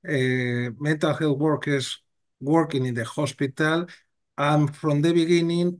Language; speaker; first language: English; non-native, learner; Spanish